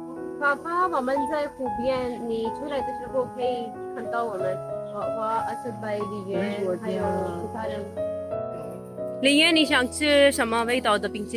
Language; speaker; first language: Chinese; non-native, learner; Urdu